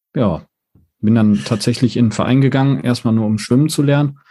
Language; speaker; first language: German; native; German